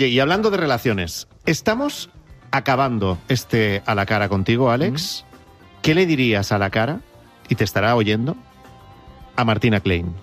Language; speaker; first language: Spanish; native; Spanish